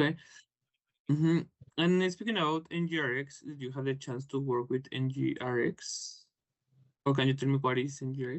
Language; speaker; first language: English; non-native, fluent; Spanish